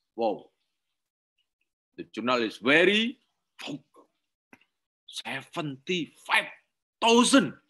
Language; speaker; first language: English; non-native, learner; Indonesian